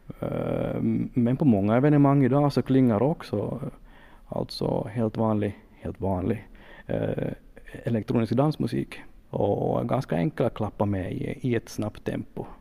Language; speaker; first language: Swedish; native; Swedish